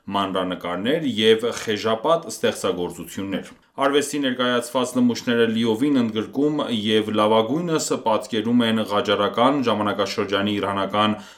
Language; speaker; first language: Armenian; early bilingual, heritage; Armenian